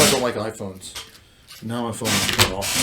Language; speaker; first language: English; native; English